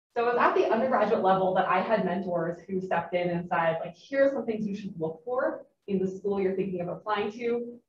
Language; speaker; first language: English; native; English